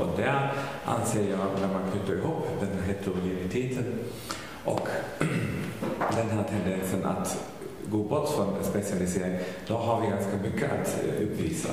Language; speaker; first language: Swedish; non-native, fluent; German